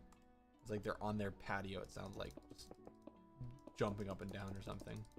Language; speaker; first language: English; native; English